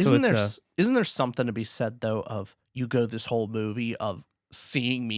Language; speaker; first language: English; native; English